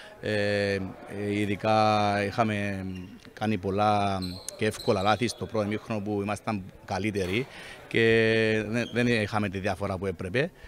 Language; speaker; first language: Greek; native; Greek